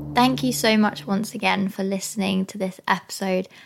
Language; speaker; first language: English; native; English